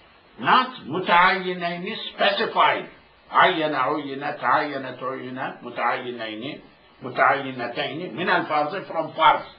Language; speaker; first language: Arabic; non-native, fluent; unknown